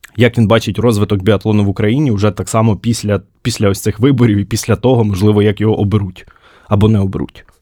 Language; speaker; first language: Ukrainian; native; Ukrainian